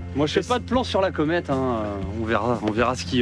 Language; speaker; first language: French; native; French